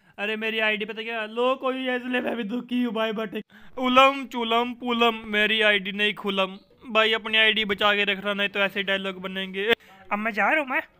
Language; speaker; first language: Hindi; native; Hindi